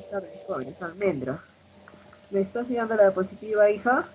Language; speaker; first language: Spanish; native; Spanish